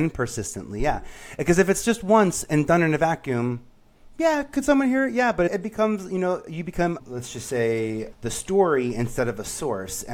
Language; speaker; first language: English; native; English